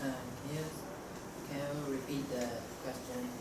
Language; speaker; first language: English; non-native, learner; Chinese